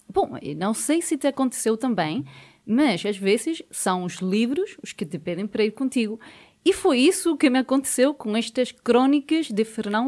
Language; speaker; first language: Portuguese; native; Portuguese